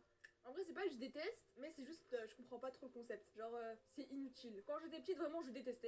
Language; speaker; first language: French; native; French